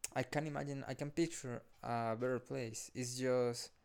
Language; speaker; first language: English; non-native, fluent; Spanish